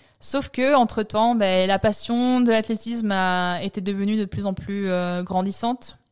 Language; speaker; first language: French; early bilingual, other home language; Italian